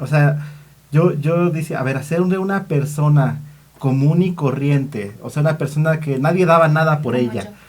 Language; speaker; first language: Spanish; native; Spanish